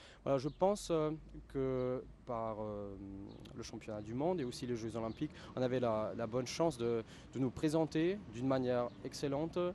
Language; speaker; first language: French; non-native, fluent; German